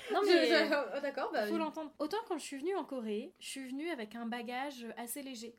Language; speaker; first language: French; native; French